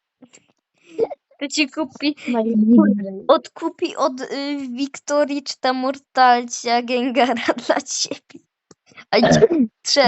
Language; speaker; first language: Polish; native; Polish